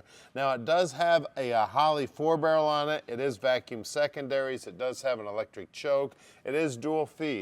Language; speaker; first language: English; native; English